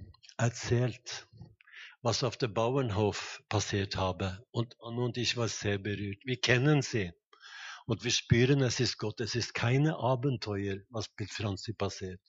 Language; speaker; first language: German; non-native, fluent; Norwegian